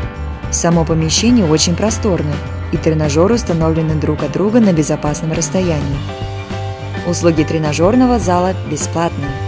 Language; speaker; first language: Russian; native; Russian